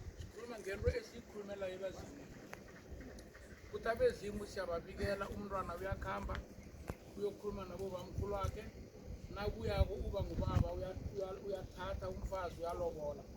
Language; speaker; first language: Zulu; non-native, local second language; South Ndebele